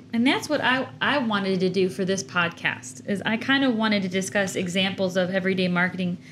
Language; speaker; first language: English; native; English